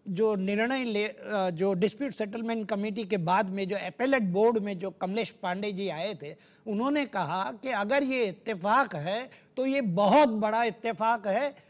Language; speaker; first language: Hindi; non-native, local second language; Gujarati